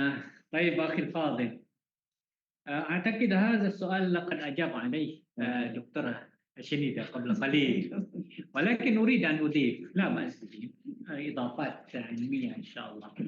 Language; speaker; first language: Arabic; non-native, fluent; Malay